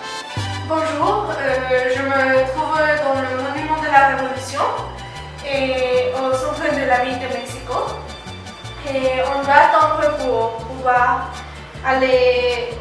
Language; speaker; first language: French; non-native, learner; Spanish